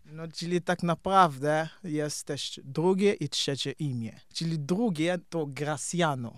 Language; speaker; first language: Polish; non-native, fluent; Kongo